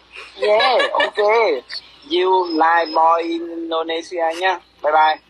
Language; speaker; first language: English; non-native, learner; Vietnamese